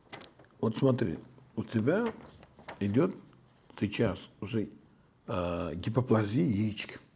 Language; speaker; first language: Russian; non-native, local second language; Uzbek